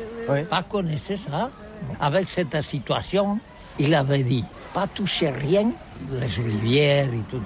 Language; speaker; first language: French; non-native, learner; Catalan